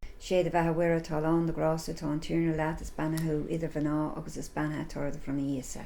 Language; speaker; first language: Irish; non-native, local second language; English